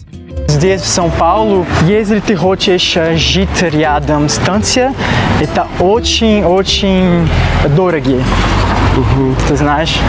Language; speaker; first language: Russian; non-native, learner; Portuguese